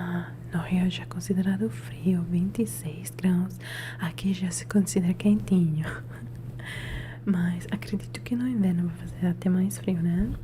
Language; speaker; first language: Portuguese; non-native, learner; Italian